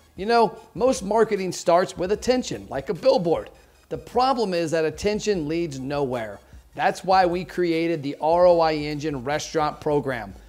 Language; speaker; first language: English; native; English